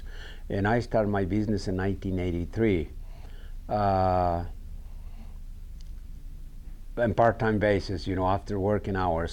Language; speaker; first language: English; non-native, learner; Spanish